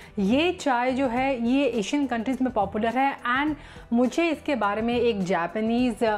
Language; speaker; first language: Hindi; native; Hindi